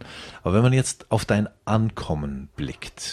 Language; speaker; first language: German; native; German